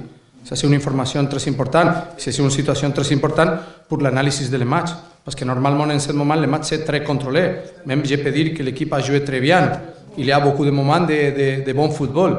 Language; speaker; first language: French; non-native, learner; Spanish